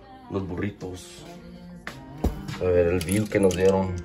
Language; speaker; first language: Spanish; early bilingual, heritage; Spanish